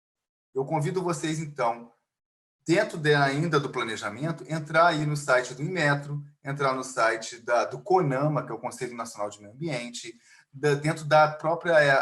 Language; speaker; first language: Portuguese; native; Portuguese